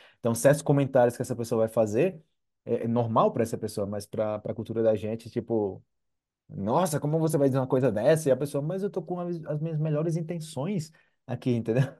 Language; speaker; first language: Portuguese; native; Portuguese